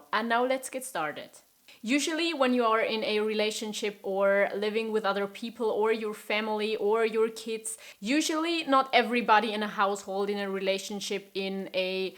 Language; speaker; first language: English; non-native, fluent; German